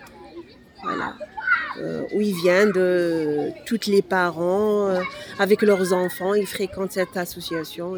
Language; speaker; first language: French; non-native, local second language; Arabic